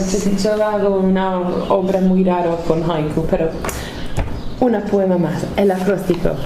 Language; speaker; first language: Spanish; non-native, learner; English